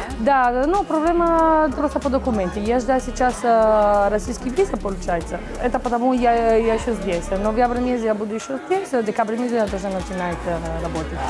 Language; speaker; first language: Russian; non-native, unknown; Italian